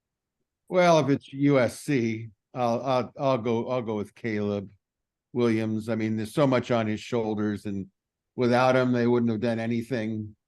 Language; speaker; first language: English; native; English